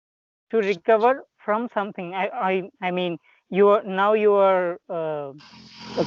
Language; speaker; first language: English; non-native, local second language; Telugu